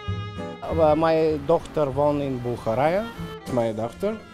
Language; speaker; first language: Dutch; non-native, learner; Bulgarian